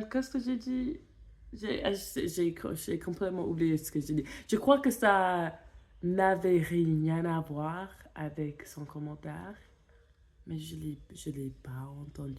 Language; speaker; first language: French; non-native, fluent; English